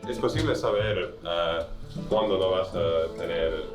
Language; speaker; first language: Spanish; non-native, learner; English